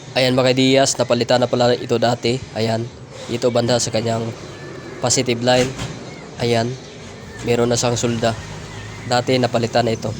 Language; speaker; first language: Filipino; non-native, local second language; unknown